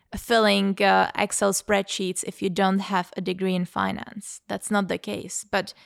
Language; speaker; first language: English; non-native, fluent; Czech